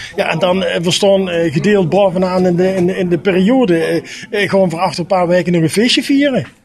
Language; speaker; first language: Dutch; native; Dutch